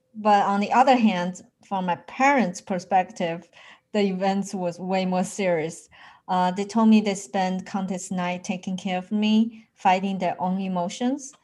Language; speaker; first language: English; non-native, fluent; Chinese